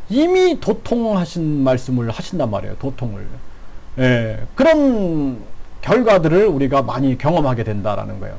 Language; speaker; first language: Korean; native; Korean